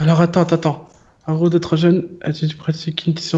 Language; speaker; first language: French; native; French